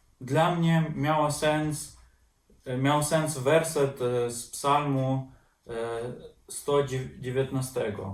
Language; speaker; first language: Polish; non-native, fluent; Ukrainian